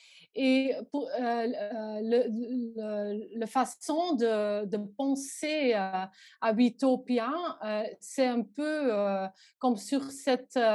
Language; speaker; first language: French; non-native, local second language; Dutch